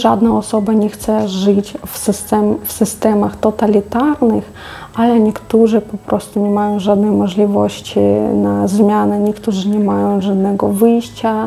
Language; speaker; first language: Polish; non-native, fluent; Russian